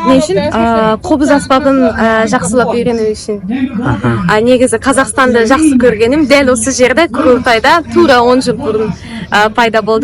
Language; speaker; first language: Kazakh; non-native, fluent; Hungarian